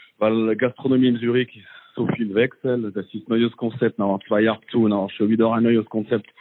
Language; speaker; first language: German; non-native, learner; French